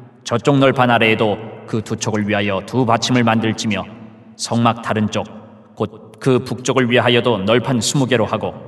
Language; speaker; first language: Korean; native; Korean